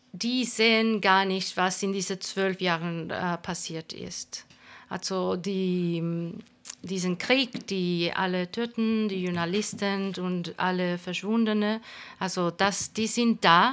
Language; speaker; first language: German; non-native, fluent; Spanish